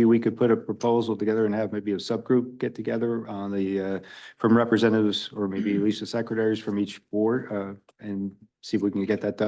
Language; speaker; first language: English; native; English